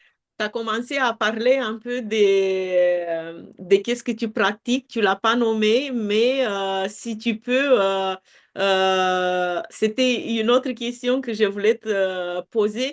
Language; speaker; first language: French; non-native, fluent; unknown